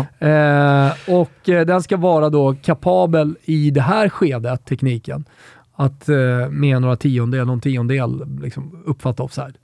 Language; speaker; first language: Swedish; native; Swedish